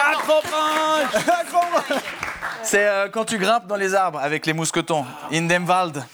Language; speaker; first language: French; native; French